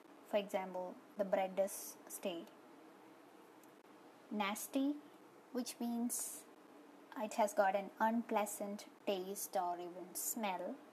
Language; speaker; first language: English; non-native, local second language; Malayalam